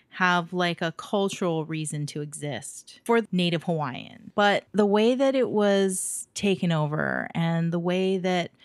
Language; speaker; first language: English; native; English